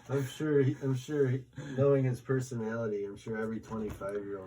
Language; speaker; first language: English; native; English